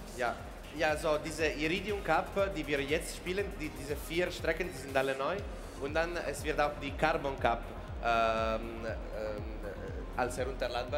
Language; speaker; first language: German; non-native, fluent; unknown